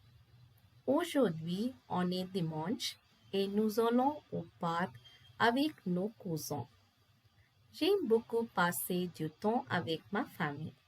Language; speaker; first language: French; non-native, fluent; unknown